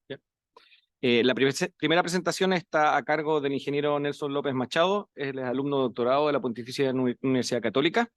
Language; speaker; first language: Spanish; native; Spanish